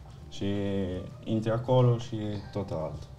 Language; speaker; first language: Romanian; early bilingual, heritage; Italian